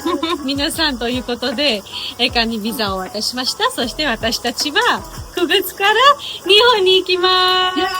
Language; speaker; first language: Japanese; non-native, fluent; Georgian